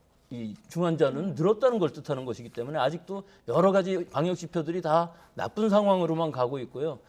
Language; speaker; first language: Korean; native; Korean